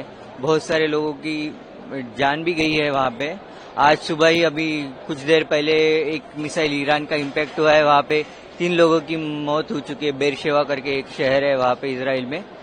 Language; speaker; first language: Hindi; native; Hindi